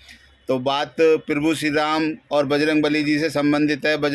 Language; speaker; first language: Hindi; native; Hindi